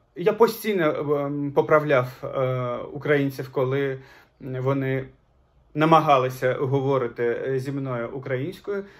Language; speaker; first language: Ukrainian; non-native, fluent; Azerbaijani